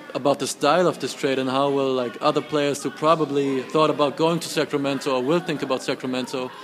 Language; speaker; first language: English; non-native, fluent; German